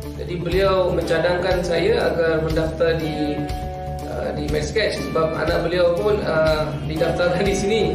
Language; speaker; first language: Malay; non-native, local second language; Tamil